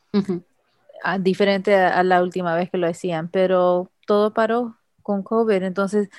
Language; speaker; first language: Spanish; early bilingual, heritage; Spanish